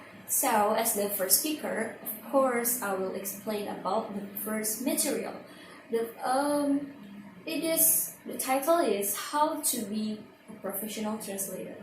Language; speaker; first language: English; non-native, learner; Indonesian